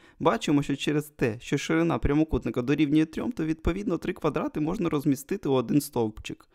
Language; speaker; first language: Ukrainian; non-native, local second language; Russian